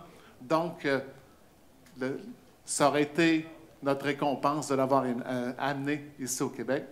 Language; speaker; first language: French; native; French